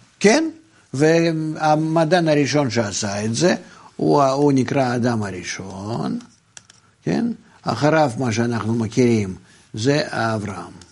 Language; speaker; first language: Hebrew; non-native, fluent; Russian